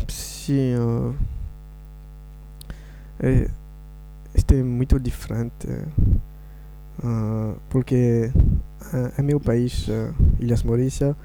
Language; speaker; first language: Portuguese; non-native, learner; Morisyen